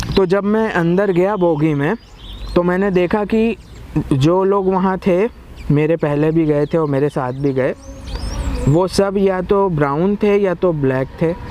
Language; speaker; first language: Hindi; native; Hindi